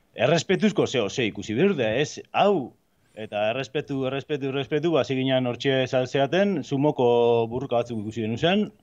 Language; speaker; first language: Basque; native; Basque